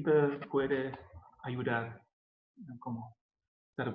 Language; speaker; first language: Spanish; non-native, learner; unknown